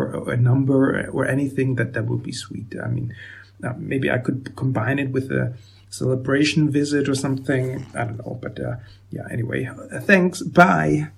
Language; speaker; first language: English; non-native, fluent; German